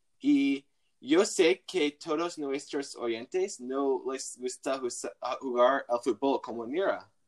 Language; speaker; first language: Spanish; non-native, learner; English